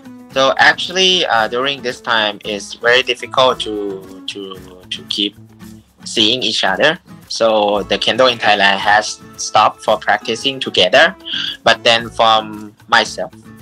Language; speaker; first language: English; non-native, fluent; Thai